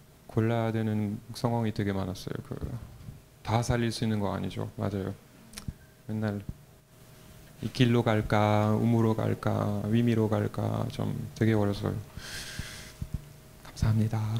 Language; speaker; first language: Korean; non-native, fluent; French